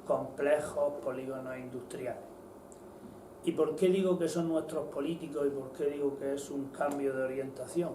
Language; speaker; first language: Spanish; native; Spanish